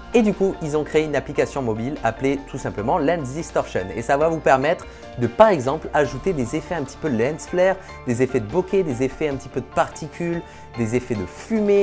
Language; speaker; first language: French; native; French